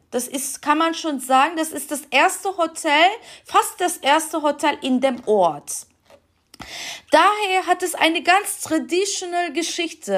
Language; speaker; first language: German; non-native, fluent; Turkish